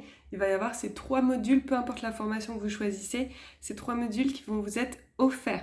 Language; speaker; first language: French; native; French